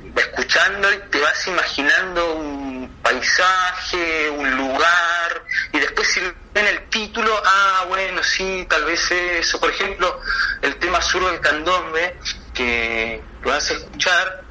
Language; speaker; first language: Spanish; native; Spanish